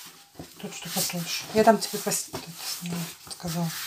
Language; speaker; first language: Russian; non-native, local second language; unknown